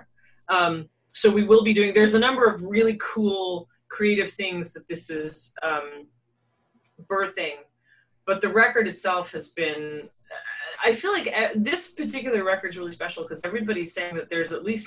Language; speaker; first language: English; native; English